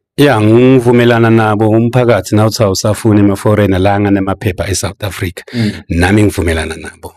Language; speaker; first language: Zulu; non-native, local second language; Swati